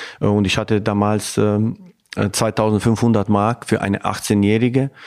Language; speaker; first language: German; non-native, fluent; Albanian